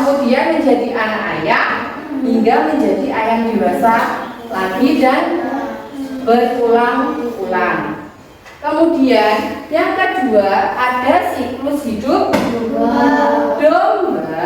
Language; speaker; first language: Malay; native; Malay